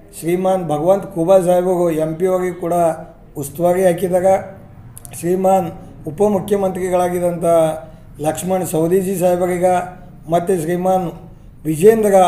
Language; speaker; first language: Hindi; non-native, local second language; Kannada